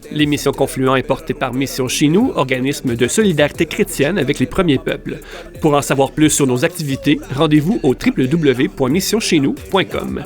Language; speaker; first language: French; native; French